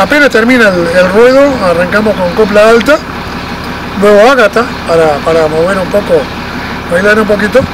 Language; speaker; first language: Spanish; native; Spanish